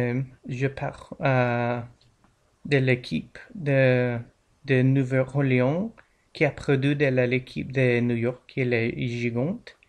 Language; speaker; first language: French; non-native, learner; English